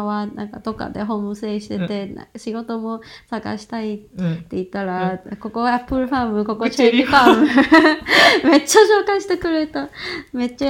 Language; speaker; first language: Japanese; non-native, fluent; Cantonese